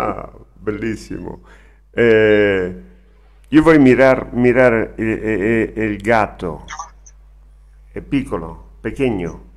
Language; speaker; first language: Spanish; non-native, learner; Italian